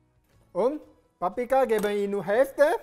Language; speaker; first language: German; non-native, learner; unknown